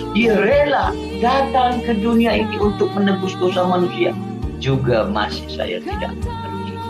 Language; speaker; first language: Indonesian; non-native, local second language; Achinese